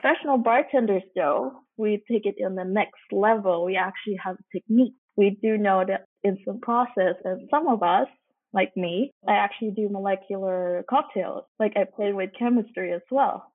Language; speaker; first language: English; non-native, local second language; Cantonese